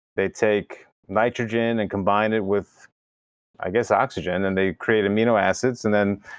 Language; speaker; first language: English; early bilingual, other home language; Spanish